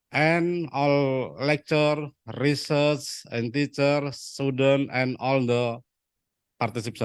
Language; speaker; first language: English; non-native, learner; Indonesian